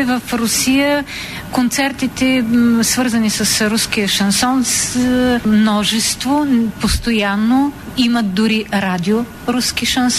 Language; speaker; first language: Bulgarian; native; Bulgarian